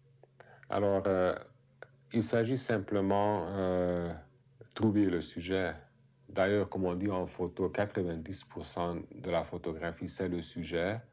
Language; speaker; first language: French; non-native, fluent; Hungarian